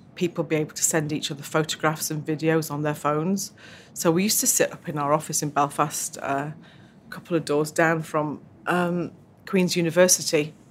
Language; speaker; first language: English; native; English